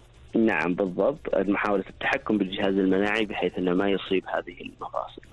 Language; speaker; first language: Arabic; native; Arabic